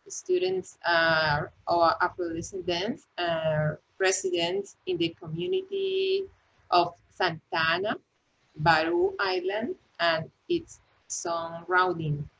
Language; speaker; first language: English; non-native, learner; Spanish